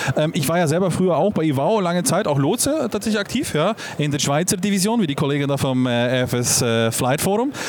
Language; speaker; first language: German; native; German